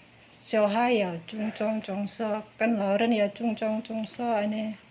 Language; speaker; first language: Chinese; non-native, learner; Indonesian